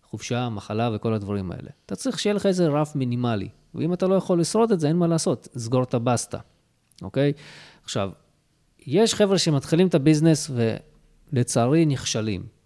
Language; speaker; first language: Hebrew; early bilingual, other home language; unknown